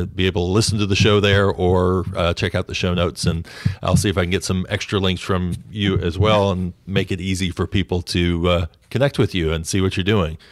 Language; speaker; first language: English; native; English